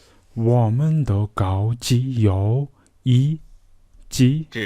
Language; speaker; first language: Chinese; non-native, fluent; Mongolian